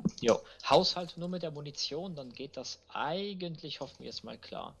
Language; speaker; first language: German; native; German